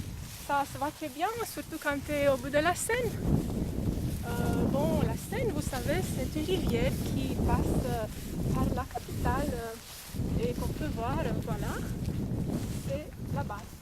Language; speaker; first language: French; non-native, fluent; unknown